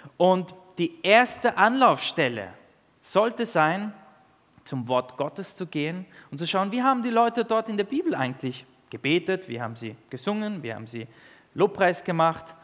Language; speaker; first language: German; early bilingual, other home language; Italian